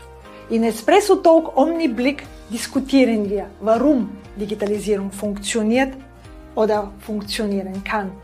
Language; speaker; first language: German; non-native, fluent; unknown